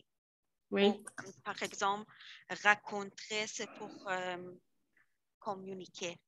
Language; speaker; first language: French; non-native, learner; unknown